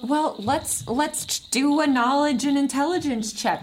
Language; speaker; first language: English; native; English